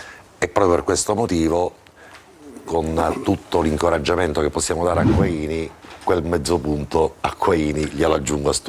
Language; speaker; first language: Italian; native; Italian